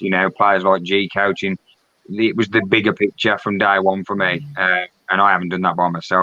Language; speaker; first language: English; native; English